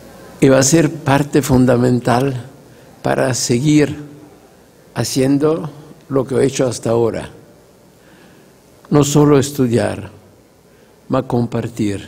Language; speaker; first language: Spanish; non-native, fluent; Italian